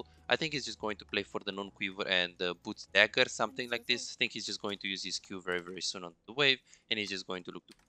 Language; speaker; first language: English; non-native, fluent; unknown